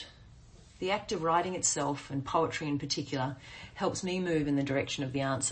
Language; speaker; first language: English; native; English